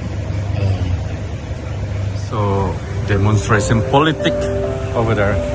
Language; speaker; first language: English; non-native, learner; Indonesian